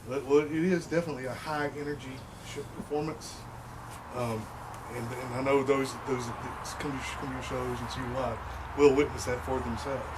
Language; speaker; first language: English; native; English